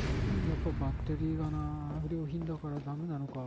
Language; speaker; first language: Japanese; native; Japanese